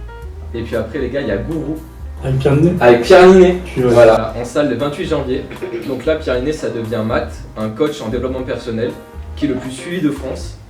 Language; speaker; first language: French; native; French